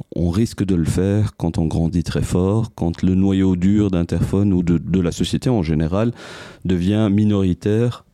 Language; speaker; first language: French; non-native, local second language; Arabic